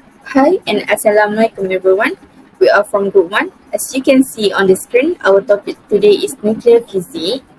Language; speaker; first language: English; non-native, learner; Malay